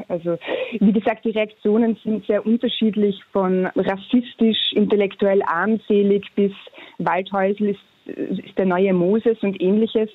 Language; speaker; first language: German; native; German